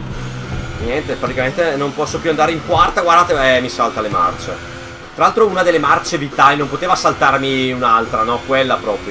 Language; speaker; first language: Italian; native; Italian